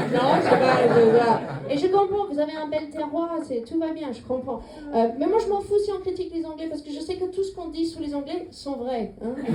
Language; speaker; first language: French; non-native, fluent; English